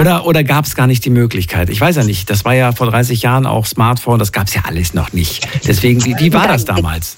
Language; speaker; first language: German; native; German